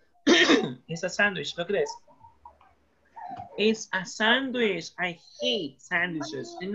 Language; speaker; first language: English; non-native, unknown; Spanish